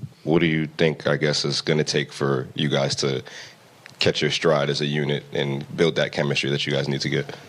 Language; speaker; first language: English; native; English